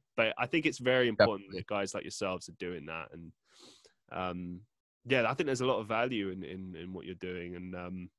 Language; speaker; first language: English; native; English